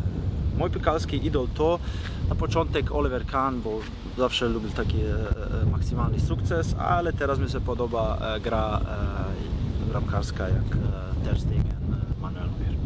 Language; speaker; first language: Polish; non-native, learner; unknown